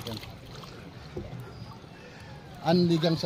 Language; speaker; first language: English; non-native, learner; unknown